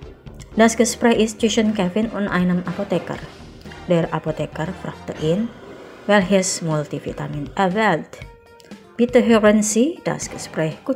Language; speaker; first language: German; non-native, fluent; Indonesian